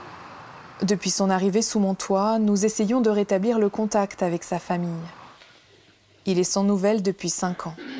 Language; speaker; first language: French; native; French